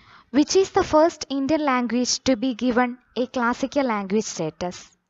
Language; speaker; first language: English; non-native, local second language; Malayalam